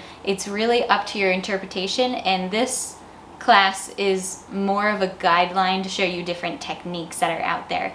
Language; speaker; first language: English; native; English